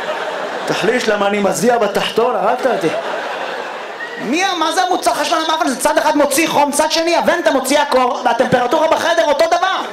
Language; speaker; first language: Hebrew; native; Hebrew